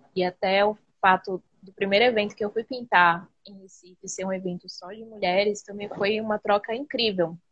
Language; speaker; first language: Portuguese; native; Portuguese